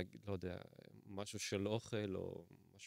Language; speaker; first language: Hebrew; native; Hebrew